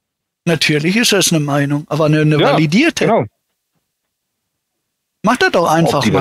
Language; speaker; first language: German; native; German